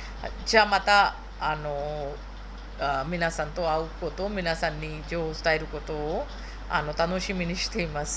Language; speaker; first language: Japanese; non-native, fluent; Hindi